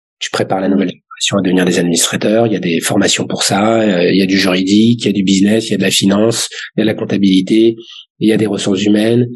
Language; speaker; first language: French; native; French